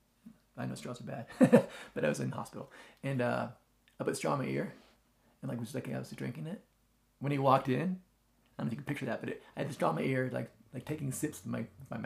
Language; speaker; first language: English; native; English